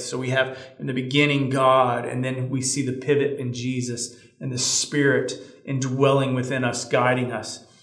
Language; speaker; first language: English; native; English